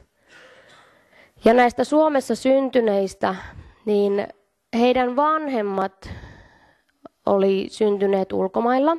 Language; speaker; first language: Finnish; native; Finnish